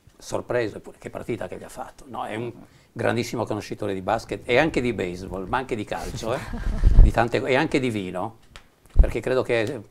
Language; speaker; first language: Italian; native; Italian